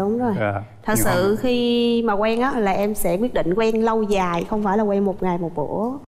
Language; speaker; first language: Vietnamese; native; Vietnamese